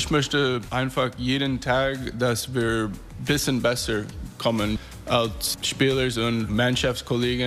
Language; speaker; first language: German; non-native, learner; English